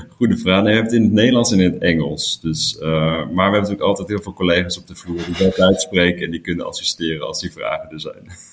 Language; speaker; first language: Dutch; native; Dutch